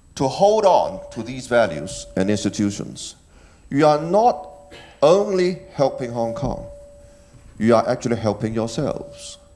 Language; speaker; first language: English; non-native, local second language; Cantonese